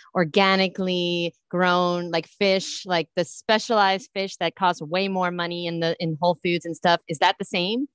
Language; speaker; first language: English; early bilingual, other home language; Italian